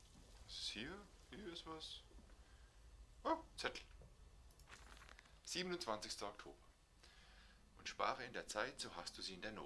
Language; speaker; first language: German; native; German